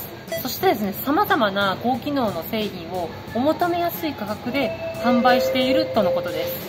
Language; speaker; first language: Japanese; native; Japanese